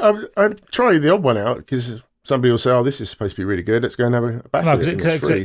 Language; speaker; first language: English; native; English